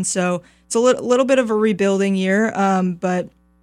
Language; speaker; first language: English; native; English